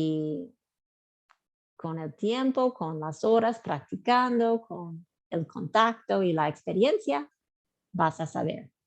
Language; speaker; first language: Spanish; non-native, fluent; English